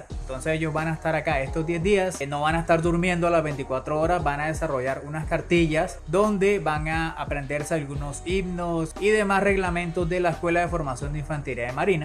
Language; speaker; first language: Spanish; native; Spanish